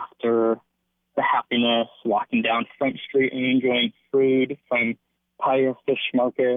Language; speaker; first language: English; native; English